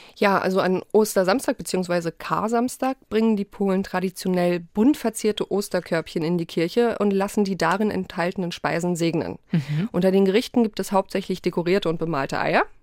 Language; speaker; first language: German; early bilingual, other home language; Polish